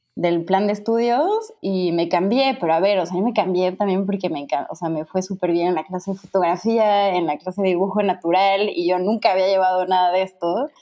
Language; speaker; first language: Spanish; native; Spanish